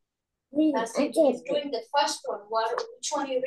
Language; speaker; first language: English; early bilingual, other home language; Bangla